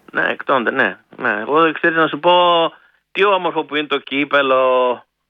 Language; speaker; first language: Greek; early bilingual, heritage; Greek